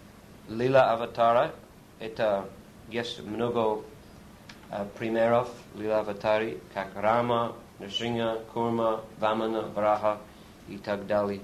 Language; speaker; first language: Russian; non-native, learner; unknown